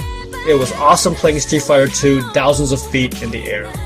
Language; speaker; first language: English; native; English